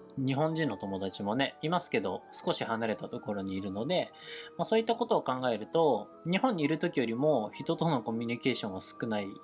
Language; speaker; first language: Japanese; native; Japanese